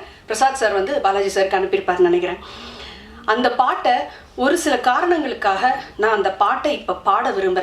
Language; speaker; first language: Tamil; native; Tamil